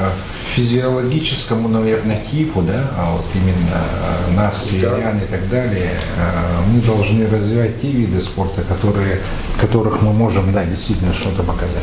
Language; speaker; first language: Russian; native; Russian